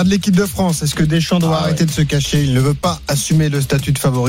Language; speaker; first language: French; native; French